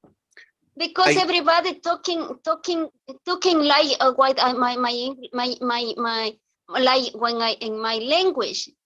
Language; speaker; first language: English; non-native, learner; Spanish